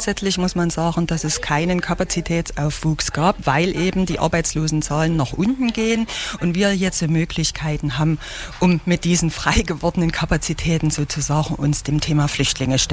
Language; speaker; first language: German; native; German